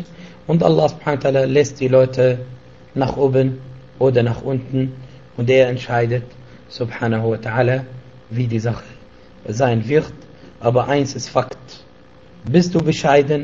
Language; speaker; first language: German; non-native, fluent; Arabic